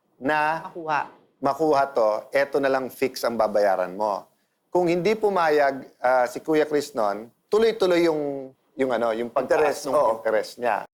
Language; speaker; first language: Filipino; native; Filipino